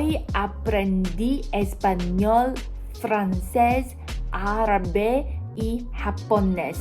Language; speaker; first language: Spanish; non-native, learner; Chinese